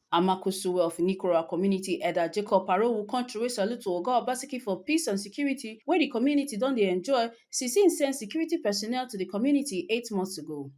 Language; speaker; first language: Nigerian Pidgin; native; Nigerian Pidgin